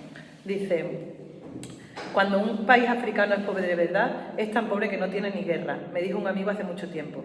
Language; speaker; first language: Spanish; native; Spanish